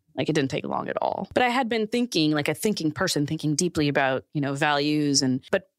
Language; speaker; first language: English; non-native, local second language; Urdu